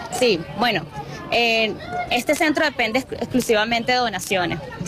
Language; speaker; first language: Spanish; native; Spanish